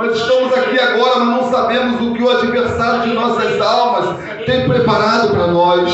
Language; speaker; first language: Portuguese; native; Portuguese